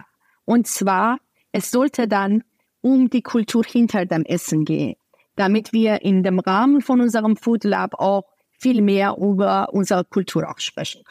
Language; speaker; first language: German; non-native, fluent; Persian